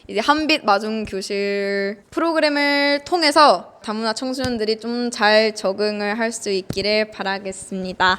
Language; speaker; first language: Korean; non-native, fluent; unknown